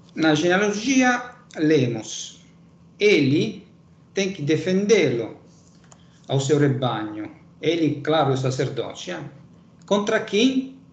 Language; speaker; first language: Portuguese; non-native, fluent; Italian